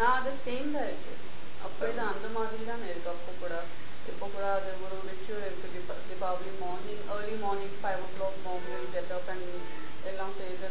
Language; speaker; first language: Tamil; non-native, learner; Gujarati